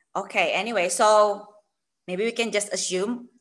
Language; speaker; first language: English; non-native, fluent; Malay